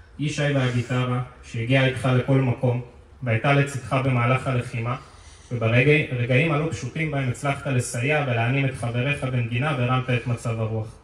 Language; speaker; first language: Hebrew; native; Hebrew